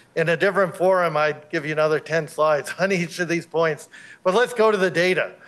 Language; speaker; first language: English; native; English